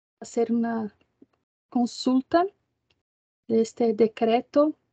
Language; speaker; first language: Spanish; non-native, learner; Portuguese